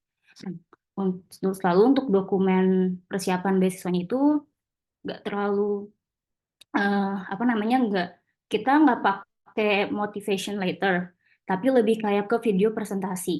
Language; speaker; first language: Indonesian; native; Indonesian